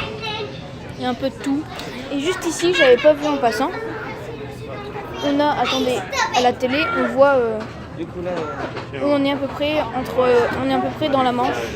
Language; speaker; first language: French; native; French